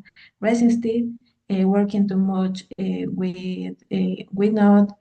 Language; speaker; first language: English; non-native, learner; Spanish